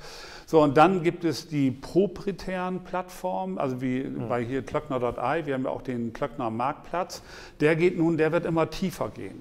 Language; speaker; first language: German; native; German